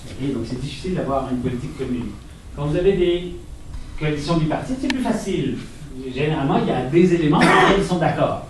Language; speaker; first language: French; native; French